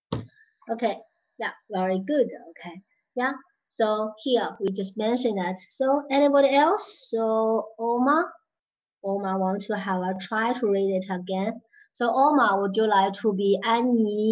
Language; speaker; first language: English; non-native, fluent; Chinese